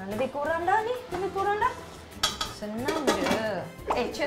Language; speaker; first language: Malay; non-native, local second language; Cantonese